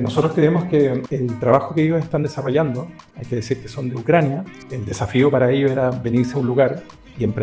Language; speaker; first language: Spanish; native; Spanish